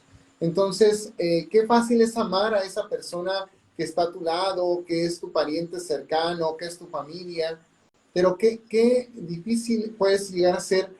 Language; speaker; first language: Spanish; native; Spanish